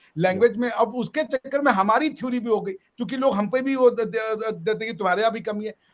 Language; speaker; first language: Hindi; native; Hindi